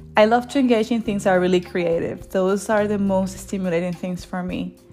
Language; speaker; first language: English; non-native, fluent; Spanish